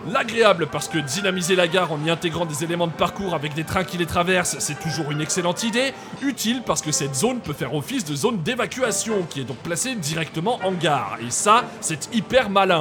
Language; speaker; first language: French; native; French